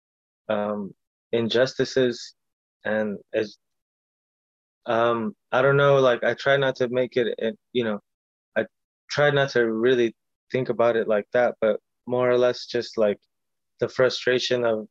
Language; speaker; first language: English; early bilingual, other home language; Spanish